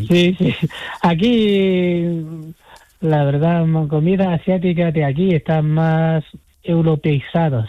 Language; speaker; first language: Spanish; non-native, fluent; Chinese